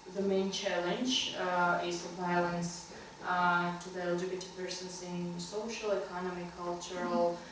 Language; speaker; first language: English; non-native, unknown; Georgian